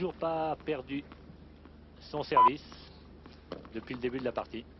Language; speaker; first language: French; native; French